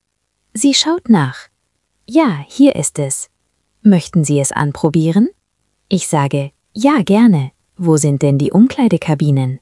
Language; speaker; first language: German; non-native, fluent; Spanish